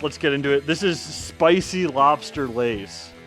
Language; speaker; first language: English; native; English